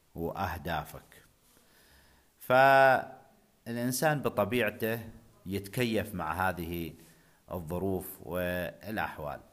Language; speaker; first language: Arabic; native; Arabic